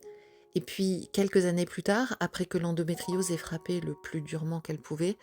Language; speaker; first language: French; native; French